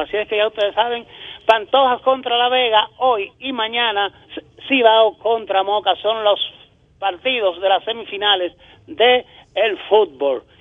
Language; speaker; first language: Spanish; native; Spanish